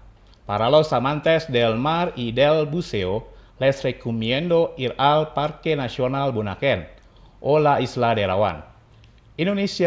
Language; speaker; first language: Spanish; non-native, fluent; Indonesian